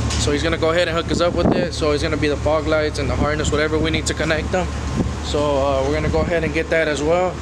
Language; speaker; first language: English; early bilingual, other home language; Spanish